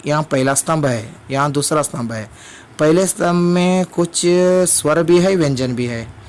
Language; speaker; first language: Hindi; non-native, local second language; Kannada